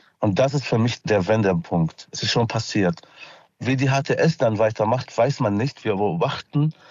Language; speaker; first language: German; non-native, fluent; Arabic